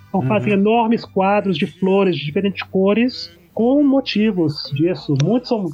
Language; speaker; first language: Portuguese; early bilingual, heritage; Portuguese